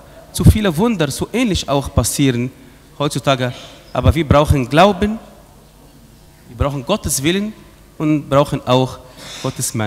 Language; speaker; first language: German; non-native, fluent; Arabic